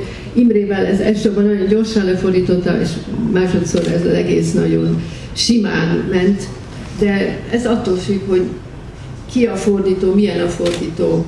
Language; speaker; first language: Hungarian; early bilingual, heritage; Hungarian